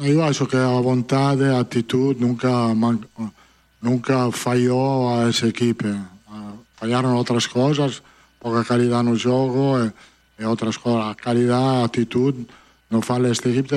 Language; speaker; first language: Portuguese; non-native, fluent; Italian